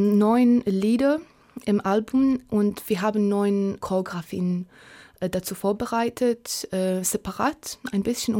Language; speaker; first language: German; non-native, learner; Polish